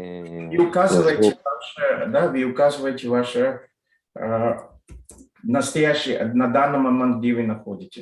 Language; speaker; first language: Russian; non-native, learner; Telugu